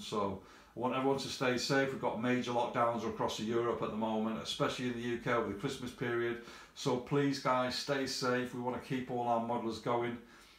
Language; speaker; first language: English; native; English